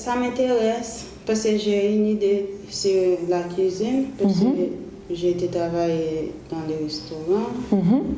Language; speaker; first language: French; non-native, learner; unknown